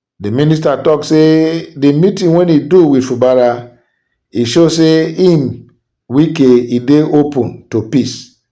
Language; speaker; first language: Nigerian Pidgin; non-native, local second language; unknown